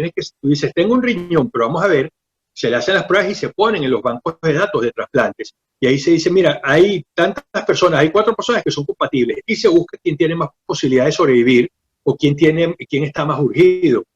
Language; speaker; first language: Spanish; native; Spanish